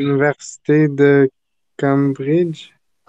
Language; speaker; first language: French; native; French